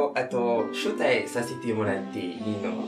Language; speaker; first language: Japanese; non-native, fluent; French